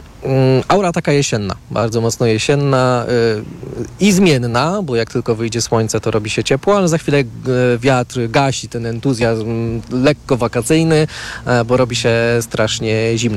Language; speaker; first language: Polish; native; Polish